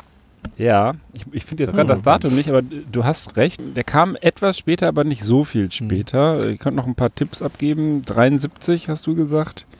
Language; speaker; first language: German; native; German